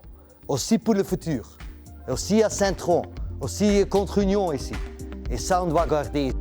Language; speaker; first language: French; non-native, local second language; Dutch